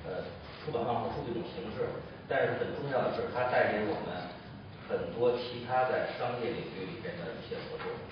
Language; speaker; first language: Chinese; native; Chinese